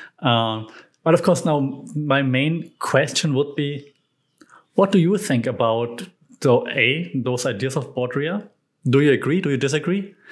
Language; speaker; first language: English; non-native, fluent; German